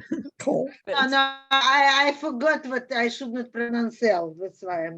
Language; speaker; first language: English; non-native, fluent; Russian